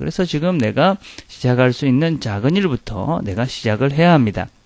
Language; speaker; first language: Korean; native; Korean